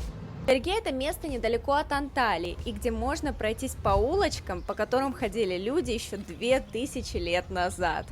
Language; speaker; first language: Russian; native; Russian